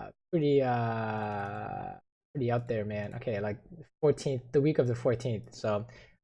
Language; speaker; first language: English; native; English